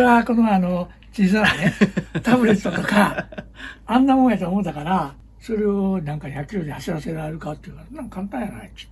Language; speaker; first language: Japanese; native; Japanese